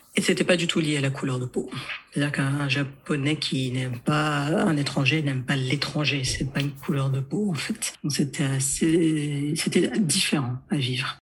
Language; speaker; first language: French; native; French